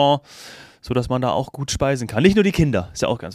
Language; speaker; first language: German; native; German